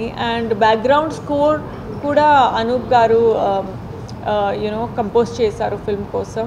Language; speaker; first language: Telugu; non-native, fluent; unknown